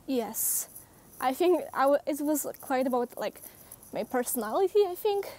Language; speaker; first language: English; non-native, fluent; Polish